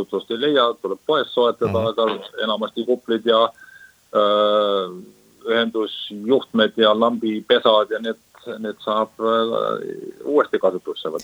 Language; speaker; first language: Estonian; native; Estonian